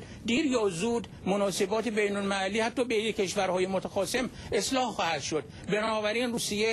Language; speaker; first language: Persian; native; Persian